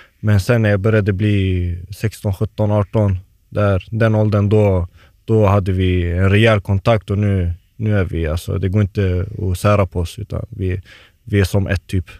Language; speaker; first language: Swedish; early bilingual, other home language; Turoyo